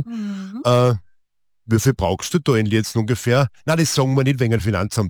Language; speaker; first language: German; native; German